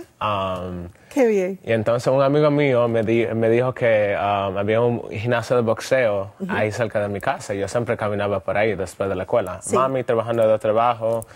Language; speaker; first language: Spanish; early bilingual, other home language; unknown